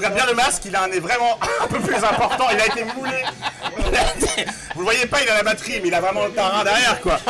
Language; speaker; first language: French; native; French